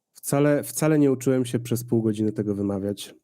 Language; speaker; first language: Polish; native; Polish